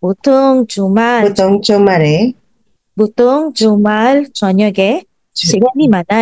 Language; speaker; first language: Korean; non-native, fluent; Filipino